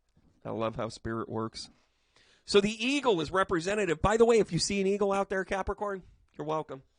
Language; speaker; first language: English; native; English